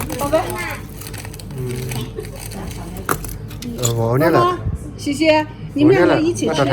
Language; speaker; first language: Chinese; non-native, learner; Thai